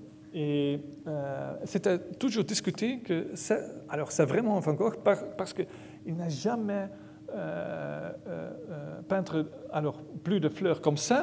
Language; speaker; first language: French; non-native, learner; Dutch